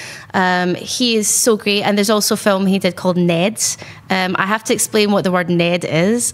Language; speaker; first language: English; native; English